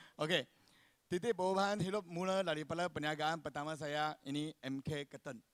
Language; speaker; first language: Malay; non-native, local second language; Chinese